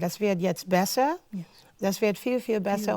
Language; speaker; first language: German; non-native, fluent; English